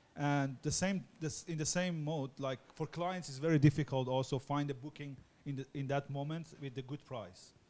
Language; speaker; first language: English; non-native, fluent; Portuguese